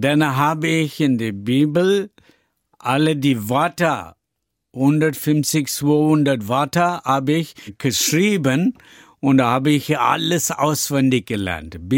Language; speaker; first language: German; non-native, learner; Tamil